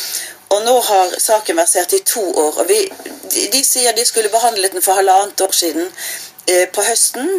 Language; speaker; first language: Norwegian; native; Norwegian